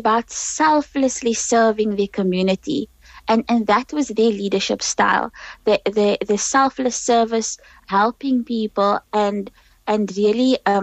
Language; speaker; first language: English; native; English